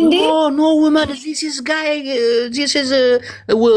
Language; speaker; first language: English; non-native, learner; Amharic